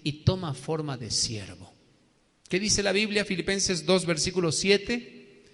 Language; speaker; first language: Spanish; native; Spanish